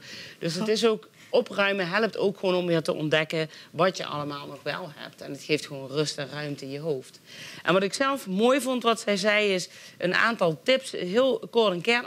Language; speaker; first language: Dutch; native; Dutch